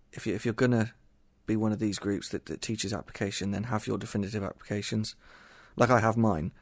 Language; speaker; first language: English; native; English